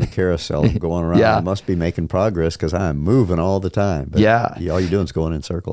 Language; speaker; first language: English; native; English